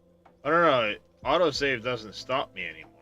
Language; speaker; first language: English; native; English